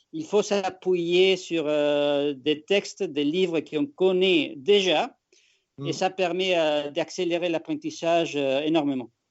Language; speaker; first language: French; non-native, fluent; Spanish